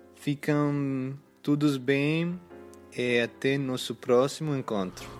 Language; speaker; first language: Portuguese; non-native, learner; Greek